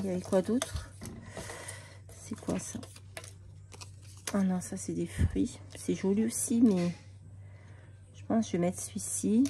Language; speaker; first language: French; native; French